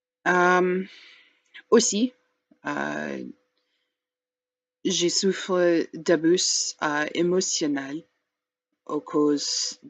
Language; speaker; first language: French; non-native, learner; English